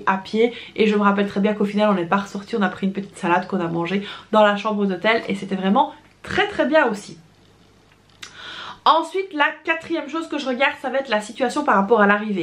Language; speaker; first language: French; native; French